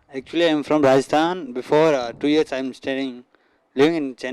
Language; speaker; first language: English; non-native, learner; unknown